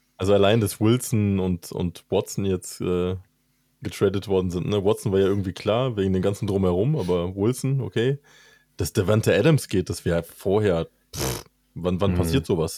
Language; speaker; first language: German; native; German